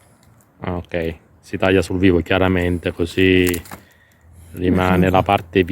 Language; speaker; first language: Italian; native; Italian